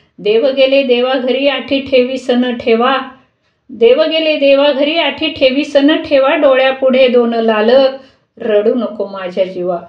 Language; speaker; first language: Marathi; native; Marathi